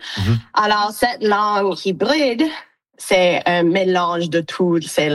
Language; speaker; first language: French; non-native, local second language; English